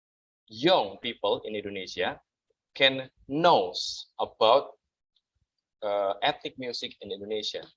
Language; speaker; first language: English; non-native, learner; Indonesian